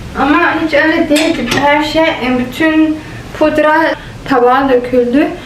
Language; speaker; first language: Turkish; early bilingual, heritage; Turkish